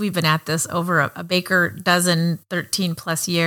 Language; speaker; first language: English; native; English